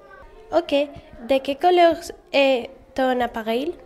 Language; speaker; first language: French; non-native, learner; Spanish